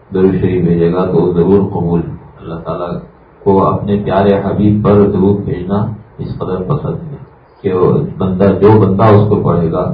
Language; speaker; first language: Urdu; native; Urdu